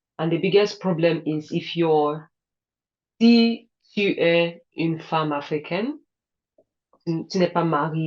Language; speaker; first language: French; non-native, learner; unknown